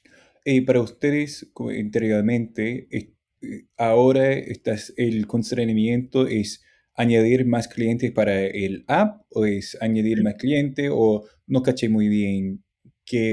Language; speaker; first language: Spanish; non-native, fluent; English